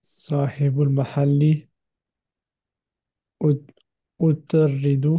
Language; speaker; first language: Arabic; non-native, learner; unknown